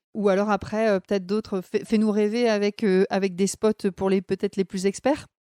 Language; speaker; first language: French; native; French